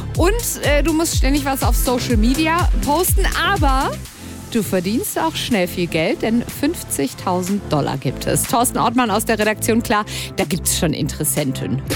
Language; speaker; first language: German; native; German